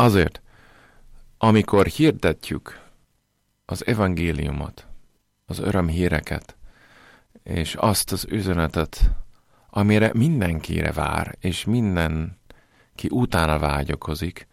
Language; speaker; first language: Hungarian; non-native, fluent; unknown